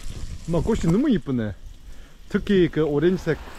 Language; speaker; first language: Korean; early bilingual, heritage; Korean